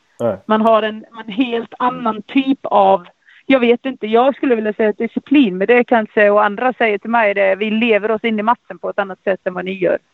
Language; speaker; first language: Swedish; non-native, fluent; Icelandic